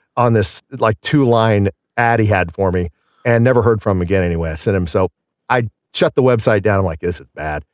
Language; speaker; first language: English; native; English